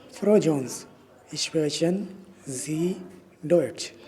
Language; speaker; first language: German; non-native, learner; Urdu